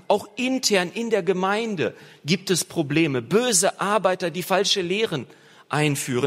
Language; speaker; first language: German; native; German